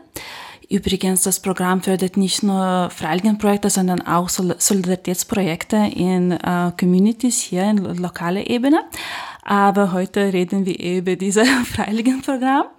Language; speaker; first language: German; non-native, fluent; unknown